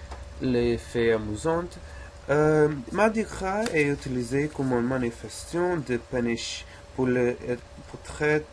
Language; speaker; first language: French; non-native, learner; English